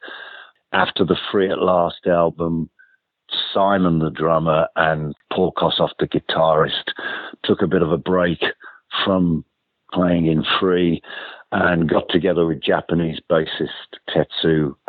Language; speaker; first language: English; native; English